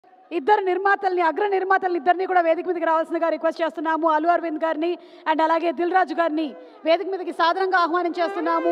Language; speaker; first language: Telugu; native; Telugu